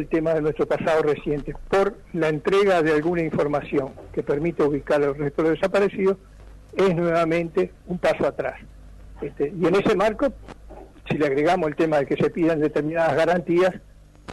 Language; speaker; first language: Spanish; native; Spanish